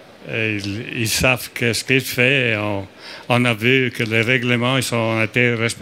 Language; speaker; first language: French; non-native, fluent; Italian